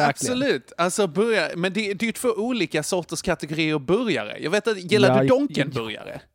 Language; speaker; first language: Swedish; native; Swedish